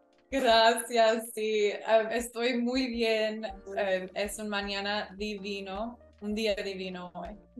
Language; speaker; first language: Spanish; early bilingual, other home language; English